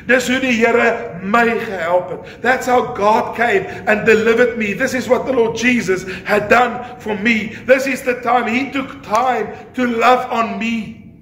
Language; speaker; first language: English; non-native, local second language; Afrikaans